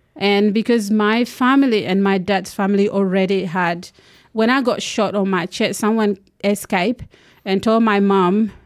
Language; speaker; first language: English; non-native, local second language; Acoli